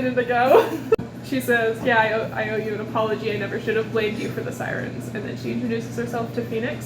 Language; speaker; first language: English; native; English